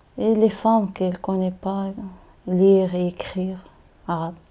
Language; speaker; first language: French; non-native, learner; Arabic